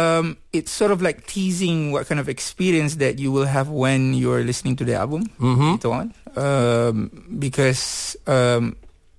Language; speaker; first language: English; non-native, local second language; Malay